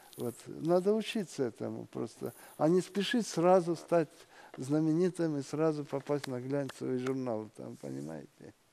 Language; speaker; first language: Russian; non-native, local second language; Kyrgyz